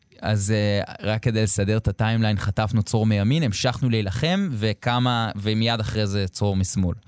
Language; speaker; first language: Hebrew; native; Hebrew